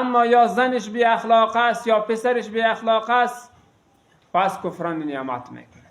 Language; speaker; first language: Persian; native; Persian